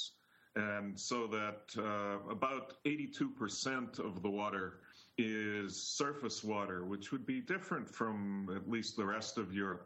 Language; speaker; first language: English; native; English